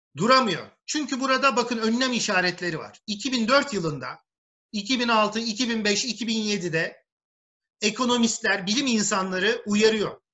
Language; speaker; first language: Turkish; native; Turkish